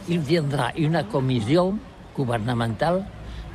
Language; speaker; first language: French; non-native, learner; Catalan